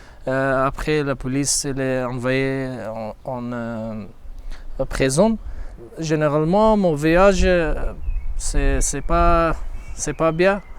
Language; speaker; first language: French; non-native, learner; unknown